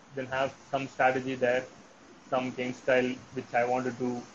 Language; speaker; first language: English; non-native, local second language; Tamil